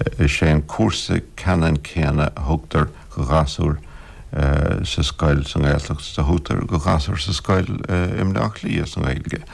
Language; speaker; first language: Irish; non-native, local second language; English